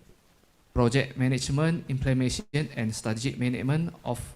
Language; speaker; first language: English; non-native, fluent; Indonesian